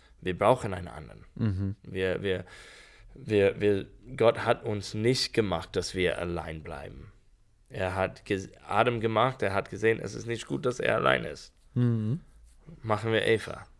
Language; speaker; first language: German; non-native, learner; English